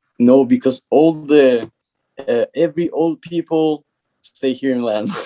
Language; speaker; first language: English; non-native, learner; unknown